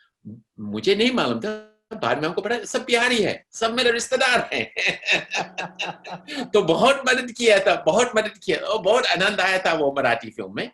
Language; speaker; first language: Hindi; non-native, fluent; English